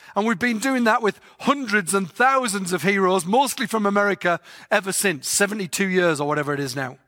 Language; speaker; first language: English; native; English